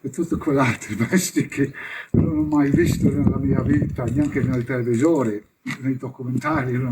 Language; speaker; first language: Italian; early bilingual, heritage; English